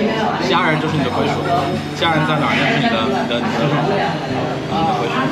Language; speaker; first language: Chinese; early bilingual, heritage; Chinese